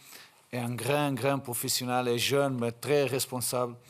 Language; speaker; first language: French; non-native, fluent; Portuguese